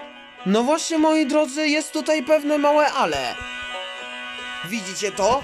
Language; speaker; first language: Polish; native; Polish